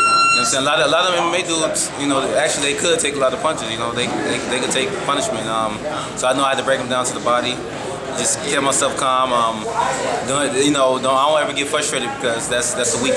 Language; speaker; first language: English; native; English